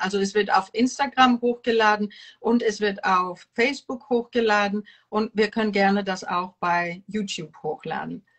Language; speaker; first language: German; non-native, fluent; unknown